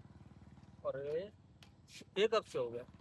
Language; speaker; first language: Hindi; non-native, local second language; Punjabi